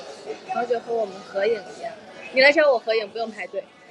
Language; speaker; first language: Chinese; native; Chinese